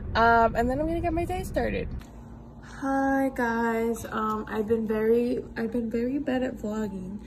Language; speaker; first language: English; early bilingual, other home language; Spanish